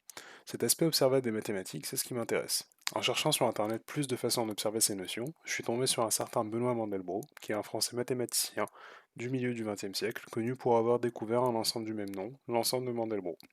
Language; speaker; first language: French; native; French